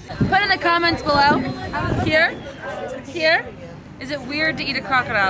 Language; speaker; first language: English; native; English